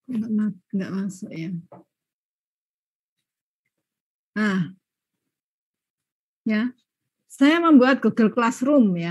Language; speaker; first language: Indonesian; native; Indonesian